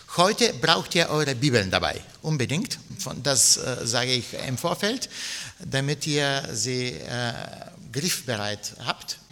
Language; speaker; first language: German; non-native, fluent; Bulgarian